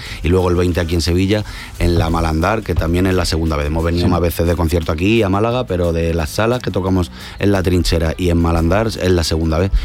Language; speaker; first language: Spanish; native; Spanish